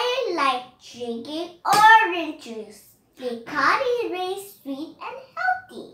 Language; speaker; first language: English; non-native, learner; Vietnamese